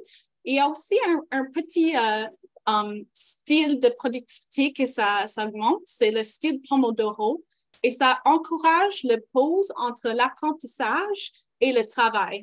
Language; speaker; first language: French; non-native, local second language; English